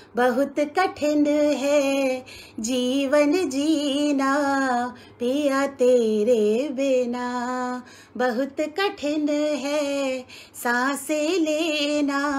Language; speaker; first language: Hindi; native; Hindi